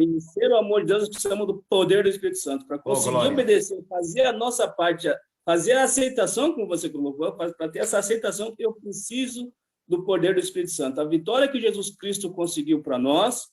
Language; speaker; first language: Portuguese; native; Portuguese